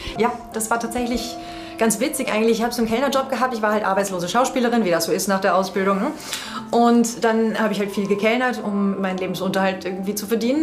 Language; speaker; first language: German; native; German